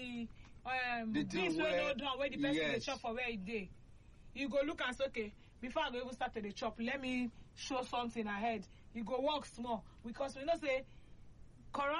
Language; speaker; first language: English; non-native, local second language; Igbo